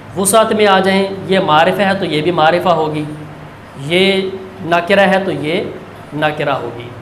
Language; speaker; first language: Urdu; native; Urdu